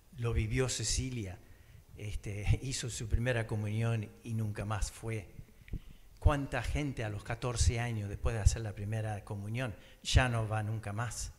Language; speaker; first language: Spanish; early bilingual, other home language; English